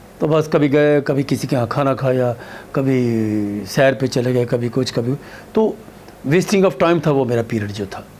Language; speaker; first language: Urdu; native; Urdu